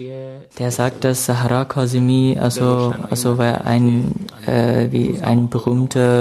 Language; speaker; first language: German; non-native, learner; Persian